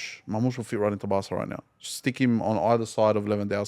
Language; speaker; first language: English; native; English